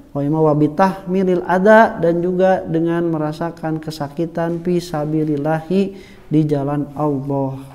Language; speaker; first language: Indonesian; non-native, local second language; Sundanese